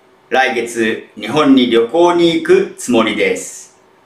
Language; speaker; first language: Japanese; native; Japanese